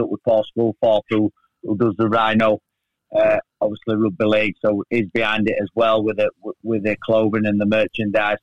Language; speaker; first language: English; native; English